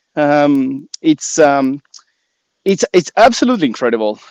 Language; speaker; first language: English; non-native, fluent; Spanish